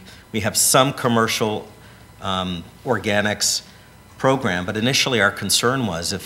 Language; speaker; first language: English; native; English